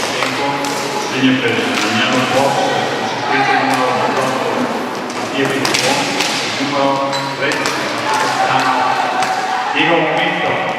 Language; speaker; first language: Italian; native; Italian